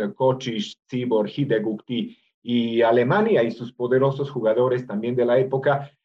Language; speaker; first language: Spanish; non-native, fluent; Serbian